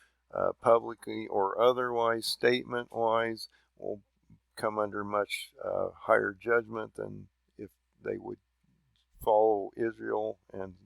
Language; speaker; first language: English; native; English